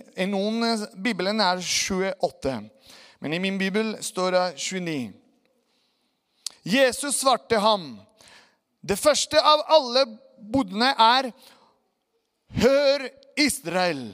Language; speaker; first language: Norwegian; non-native, fluent; Spanish